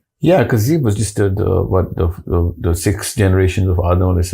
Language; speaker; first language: English; non-native, local second language; Urdu